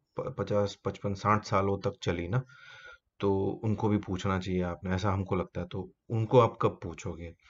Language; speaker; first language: Hindi; native; Hindi